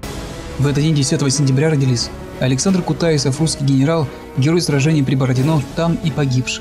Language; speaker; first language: Russian; native; Russian